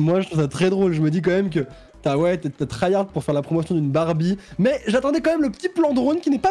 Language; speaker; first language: French; native; French